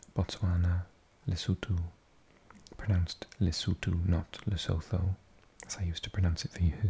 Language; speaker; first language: English; native; English